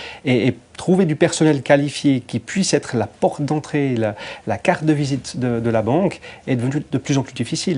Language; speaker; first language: French; native; French